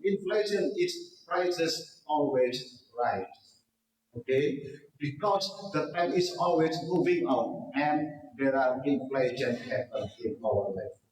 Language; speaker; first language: English; non-native, learner; Indonesian